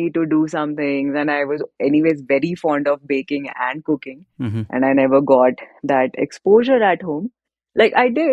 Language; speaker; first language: English; non-native, local second language; Hindi